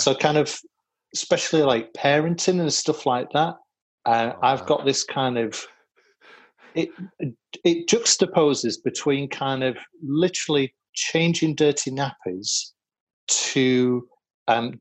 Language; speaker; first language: English; native; English